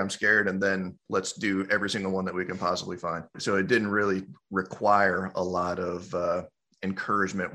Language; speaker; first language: English; native; English